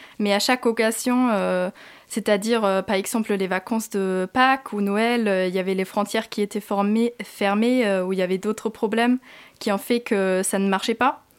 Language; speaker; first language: French; non-native, fluent; German